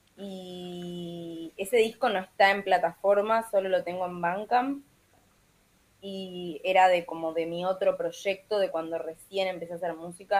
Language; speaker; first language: Spanish; native; Spanish